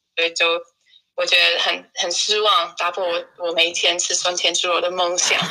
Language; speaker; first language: Chinese; non-native, fluent; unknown